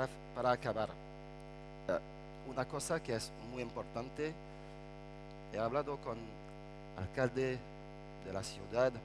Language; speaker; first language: Spanish; non-native, fluent; French